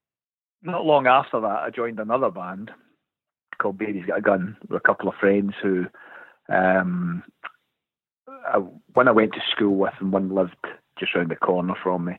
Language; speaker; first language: English; native; English